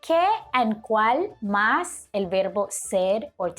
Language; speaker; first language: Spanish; non-native, fluent; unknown